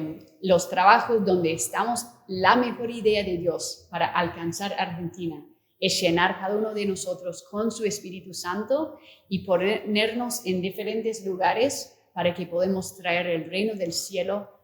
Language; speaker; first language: Spanish; non-native, fluent; English